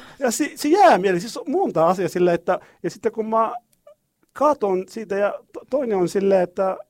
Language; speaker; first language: Finnish; non-native, learner; Arabic